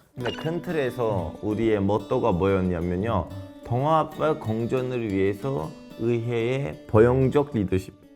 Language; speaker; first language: Korean; non-native, fluent; Turkish